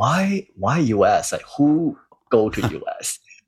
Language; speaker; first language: English; non-native, local second language; Cantonese